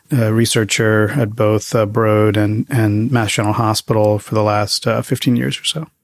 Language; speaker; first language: English; early bilingual, other home language; Tamil